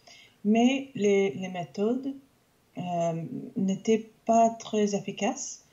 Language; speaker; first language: French; non-native, local second language; English